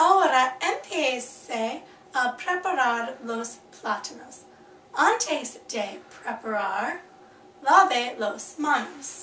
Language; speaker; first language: Spanish; non-native, learner; English